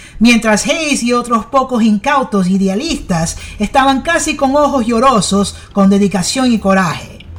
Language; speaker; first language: Spanish; early bilingual, heritage; English